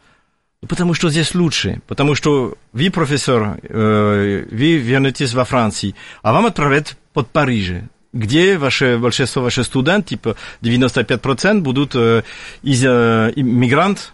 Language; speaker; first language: Russian; non-native, fluent; French